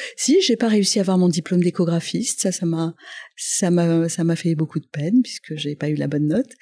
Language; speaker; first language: French; non-native, local second language; Arabic